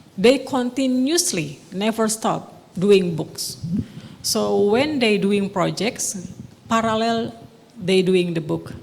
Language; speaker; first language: English; non-native, local second language; Indonesian